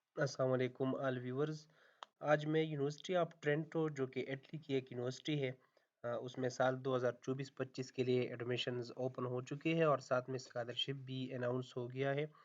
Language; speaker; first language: Hindi; non-native, local second language; Punjabi